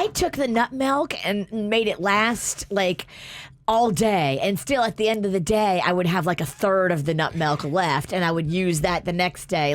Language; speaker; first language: English; native; English